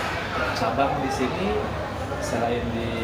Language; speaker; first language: Indonesian; native; Indonesian